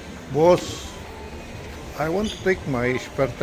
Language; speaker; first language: English; non-native, learner; Filipino